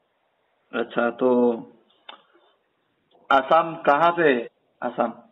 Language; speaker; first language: Hindi; non-native, local second language; Khasi